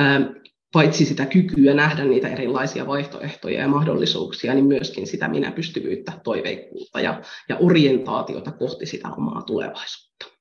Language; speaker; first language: Finnish; native; Finnish